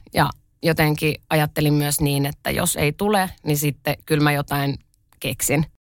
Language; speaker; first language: Finnish; early bilingual, other home language; Russian